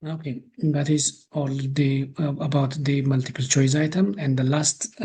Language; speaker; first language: English; non-native, local second language; Amharic